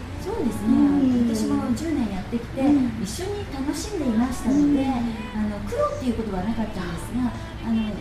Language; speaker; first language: Japanese; native; Japanese